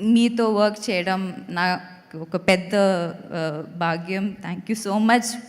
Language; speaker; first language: Telugu; non-native, fluent; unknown